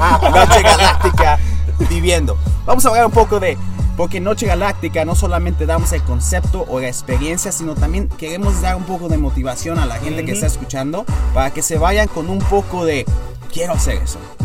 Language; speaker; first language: Spanish; early bilingual, heritage; Spanish